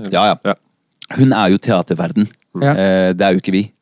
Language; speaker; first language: Norwegian; early bilingual, other home language; Spanish